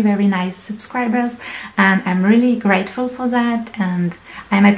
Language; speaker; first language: English; non-native, fluent; French